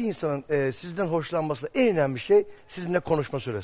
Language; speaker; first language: Turkish; native; Turkish